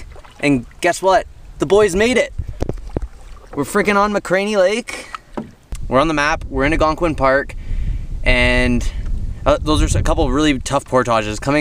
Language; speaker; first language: English; native; English